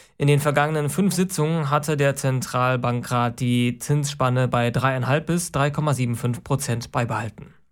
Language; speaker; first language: German; native; German